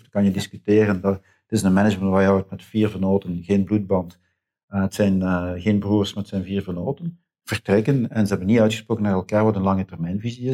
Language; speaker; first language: Dutch; native; Dutch